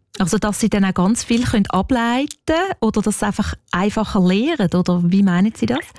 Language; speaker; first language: German; native; German